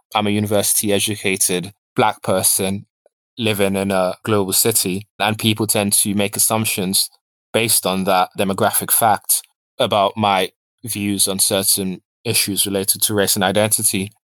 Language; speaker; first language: English; early bilingual, other home language; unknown